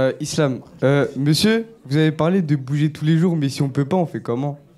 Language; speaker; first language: French; native; French